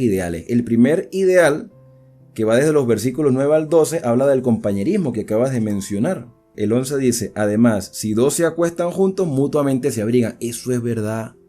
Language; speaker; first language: Spanish; native; Spanish